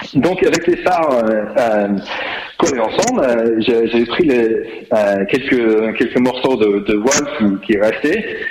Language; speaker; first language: French; non-native, fluent; English